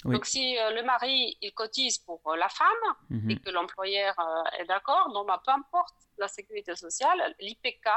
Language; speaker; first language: French; non-native, fluent; Polish